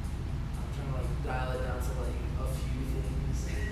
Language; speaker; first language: English; native; English